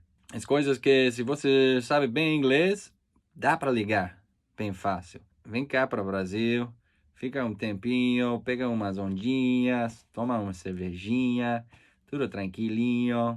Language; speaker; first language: Portuguese; non-native, learner; English